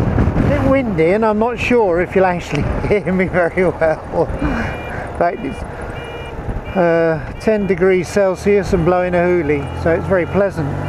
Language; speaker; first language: English; native; English